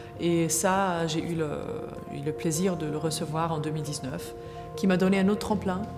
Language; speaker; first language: French; non-native, fluent; Arabic